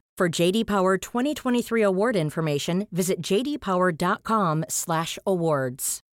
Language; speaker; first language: English; native; English